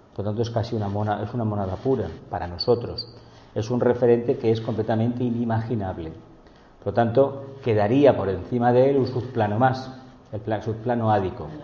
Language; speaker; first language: Spanish; native; Spanish